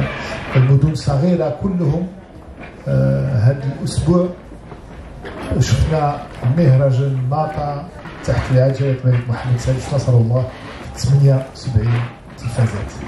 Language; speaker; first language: Arabic; native; Arabic